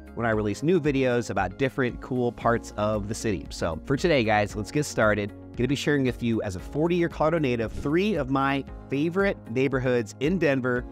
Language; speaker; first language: English; native; English